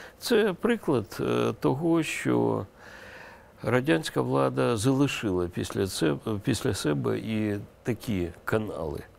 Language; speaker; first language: Ukrainian; non-native, local second language; Russian